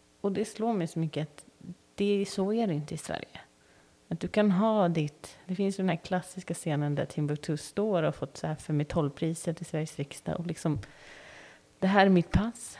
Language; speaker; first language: Swedish; native; Swedish